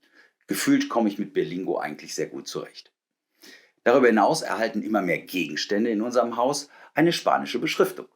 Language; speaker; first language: German; native; German